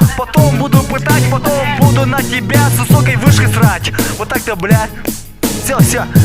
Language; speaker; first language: Russian; non-native, local second language; Yakut